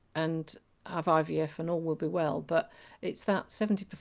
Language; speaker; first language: English; native; English